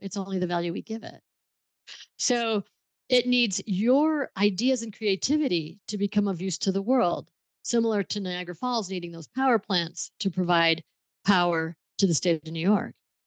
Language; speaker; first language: English; native; English